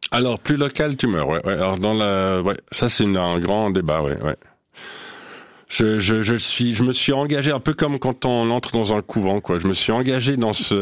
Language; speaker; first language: French; non-native, local second language; Swiss German